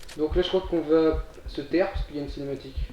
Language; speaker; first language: French; native; French